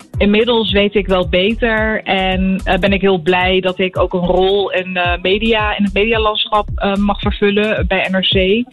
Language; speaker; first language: Dutch; early bilingual, other home language; Arabic